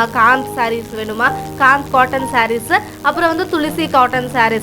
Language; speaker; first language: Tamil; native; Tamil